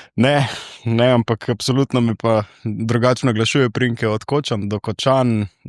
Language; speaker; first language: Slovenian; native; Slovenian